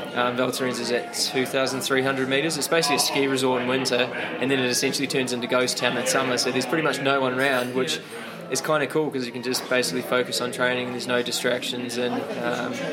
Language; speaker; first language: English; native; English